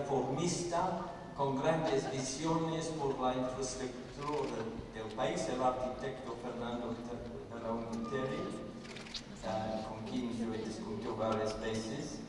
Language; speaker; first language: Spanish; non-native, fluent; English